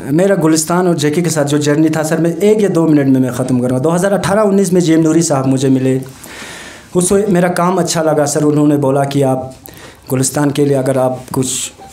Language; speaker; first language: Hindi; non-native, local second language; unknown